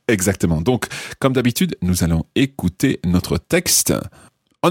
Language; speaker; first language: French; non-native, fluent; English